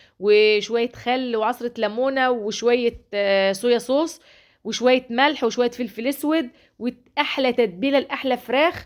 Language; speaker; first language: Arabic; native; Arabic